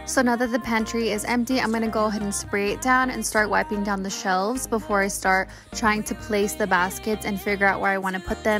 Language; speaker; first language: English; native; English